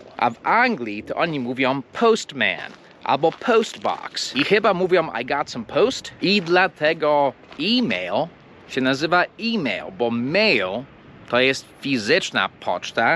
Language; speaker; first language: Polish; non-native, fluent; English